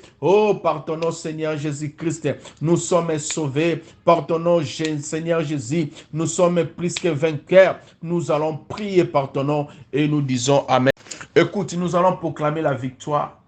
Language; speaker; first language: French; non-native, local second language; Lingala